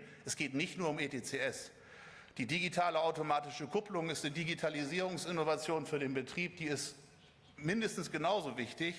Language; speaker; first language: German; native; German